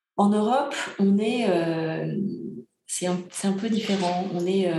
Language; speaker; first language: French; early bilingual, other home language; Bulgarian